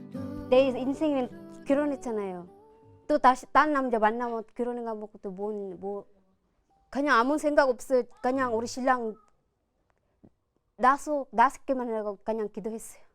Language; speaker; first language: Korean; non-native, learner; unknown